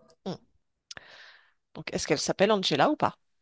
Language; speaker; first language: French; native; French